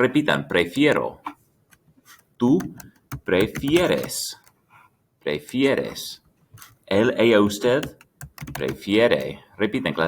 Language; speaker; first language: Spanish; non-native, fluent; English